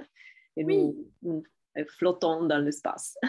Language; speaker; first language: French; non-native, fluent; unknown